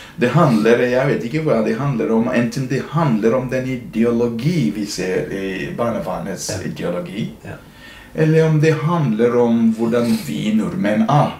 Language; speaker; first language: Norwegian; non-native, fluent; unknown